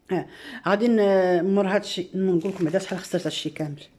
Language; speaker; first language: Arabic; native; Arabic